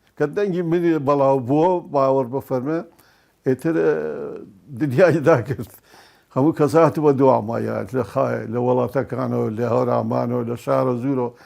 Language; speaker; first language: Central Kurdish; non-native, local second language; Gurani